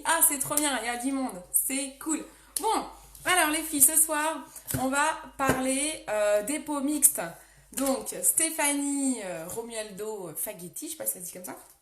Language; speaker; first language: French; native; French